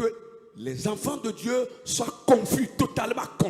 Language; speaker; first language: French; non-native, local second language; Ewe